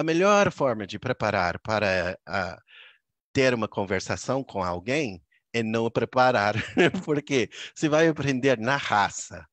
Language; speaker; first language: Portuguese; non-native, fluent; English